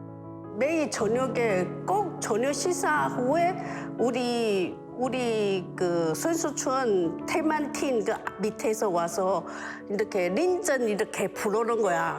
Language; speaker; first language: Korean; non-native, learner; Chinese